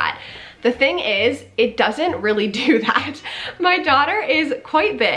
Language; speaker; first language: English; native; English